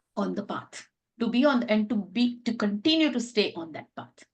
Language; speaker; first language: English; non-native, local second language; Gujarati